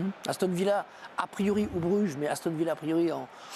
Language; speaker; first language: French; native; French